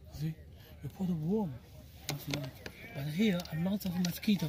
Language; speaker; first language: English; non-native, learner; Filipino